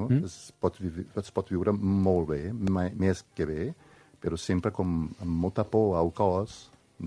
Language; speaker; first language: Catalan; non-native, fluent; Portuguese